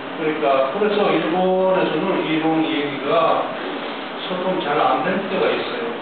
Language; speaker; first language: Korean; non-native, fluent; Japanese